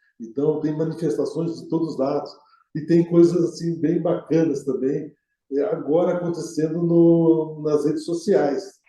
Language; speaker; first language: Portuguese; native; Portuguese